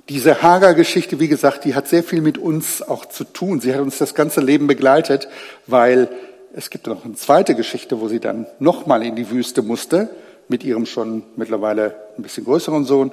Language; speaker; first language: German; native; German